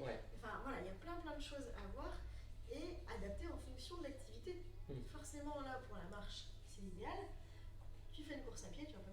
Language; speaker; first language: French; native; French